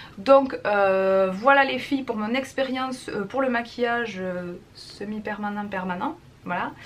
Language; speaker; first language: French; native; French